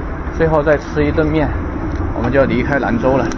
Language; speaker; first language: Chinese; native; Chinese